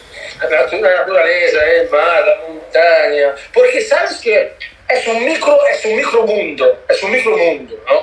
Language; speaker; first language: Spanish; non-native, learner; Italian